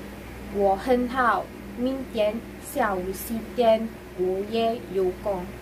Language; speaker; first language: Chinese; non-native, learner; Malay